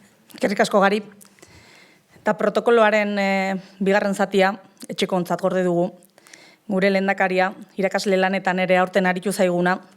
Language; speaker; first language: Basque; native; Basque